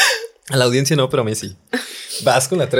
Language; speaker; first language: Spanish; native; Spanish